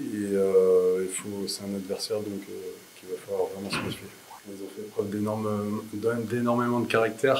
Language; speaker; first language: French; native; French